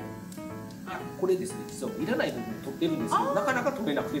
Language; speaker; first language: Japanese; native; Japanese